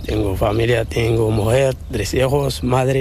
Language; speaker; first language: Spanish; non-native, learner; Arabic